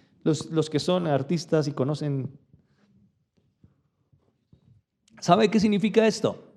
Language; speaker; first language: Spanish; native; Spanish